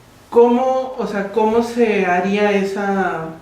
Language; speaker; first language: Spanish; native; Spanish